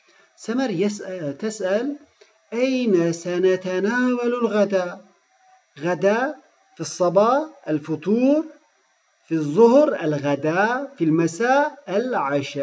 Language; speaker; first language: Arabic; non-native, fluent; Turkish